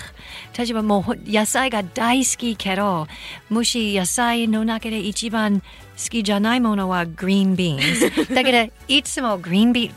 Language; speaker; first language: Japanese; non-native, fluent; English